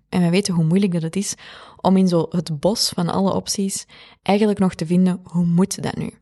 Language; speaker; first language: Dutch; native; Dutch